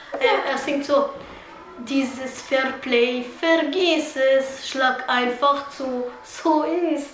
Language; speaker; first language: German; early bilingual, other home language; Bulgarian